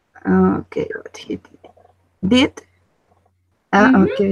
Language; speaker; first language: English; non-native, learner; Spanish